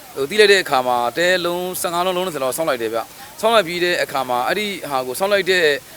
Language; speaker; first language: Burmese; native; Burmese